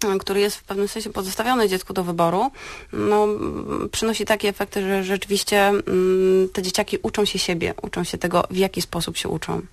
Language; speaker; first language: Polish; native; Polish